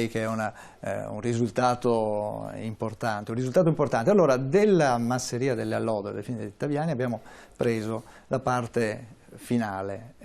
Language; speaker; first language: Italian; native; Italian